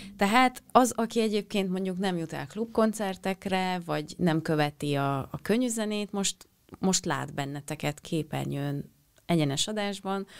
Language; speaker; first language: Hungarian; native; Hungarian